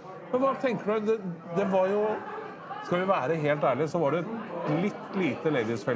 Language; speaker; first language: Norwegian; native; Norwegian